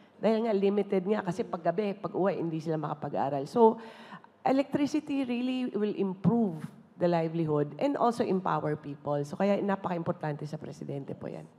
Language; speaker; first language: Filipino; non-native, local second language; Hiligaynon